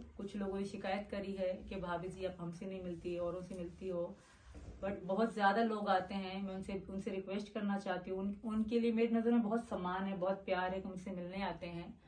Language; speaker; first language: Urdu; non-native, local second language; Sindhi